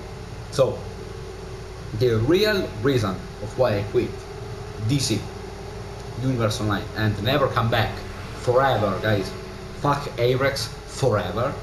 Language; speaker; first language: English; non-native, learner; Italian